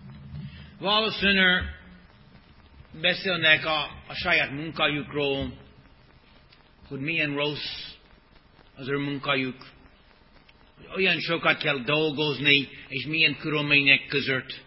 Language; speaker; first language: Hungarian; non-native, fluent; English